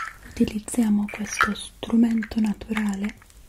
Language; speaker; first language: Italian; non-native, fluent; English